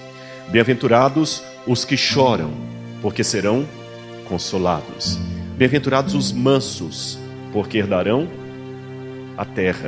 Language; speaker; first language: Portuguese; native; Portuguese